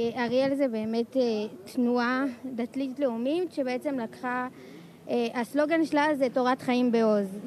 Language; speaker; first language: Hebrew; native; Hebrew